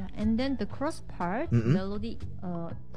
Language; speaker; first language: English; non-native, learner; Korean